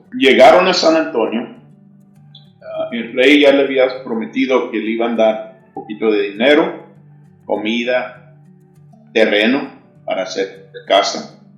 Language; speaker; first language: Spanish; early bilingual, heritage; English